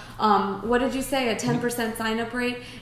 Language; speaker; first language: English; native; English